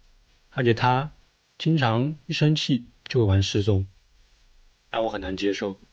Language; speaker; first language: Chinese; native; Chinese